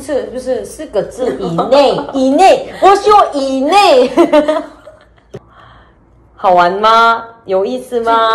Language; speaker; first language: Chinese; non-native, learner; Korean